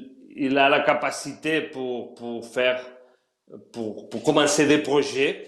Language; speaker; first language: French; non-native, fluent; Spanish